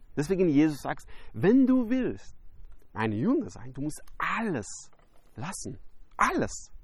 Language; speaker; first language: German; non-native, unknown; Persian